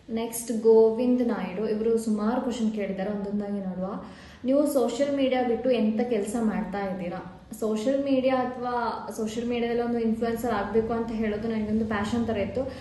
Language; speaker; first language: Kannada; non-native, local second language; Malayalam